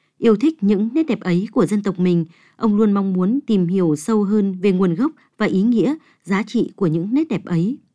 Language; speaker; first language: Vietnamese; native; Vietnamese